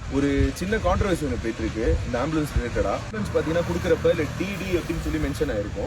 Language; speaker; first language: Tamil; native; Tamil